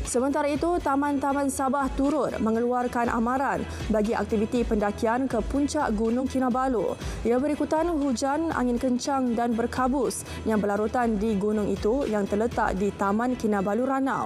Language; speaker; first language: Malay; native; Malay